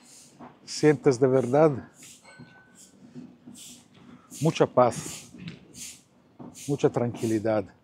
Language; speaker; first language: Spanish; non-native, fluent; Italian